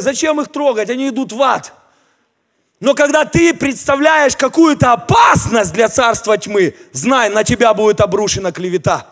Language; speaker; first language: Russian; native; Russian